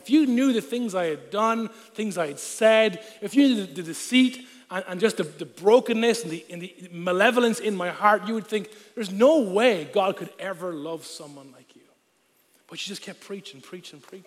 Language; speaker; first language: English; non-native, local second language; Irish